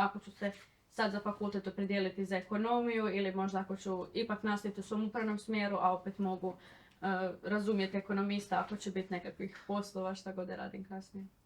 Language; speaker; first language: Croatian; native; Croatian